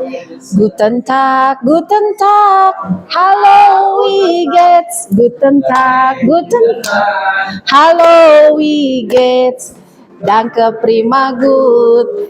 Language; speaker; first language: German; non-native, learner; Indonesian